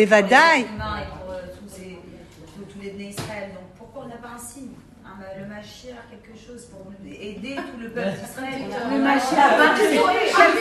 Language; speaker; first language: French; native; French